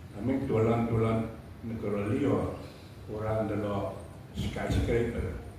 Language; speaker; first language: Javanese; early bilingual, heritage; Javanese